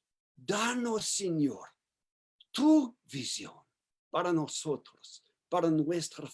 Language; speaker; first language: Spanish; non-native, learner; English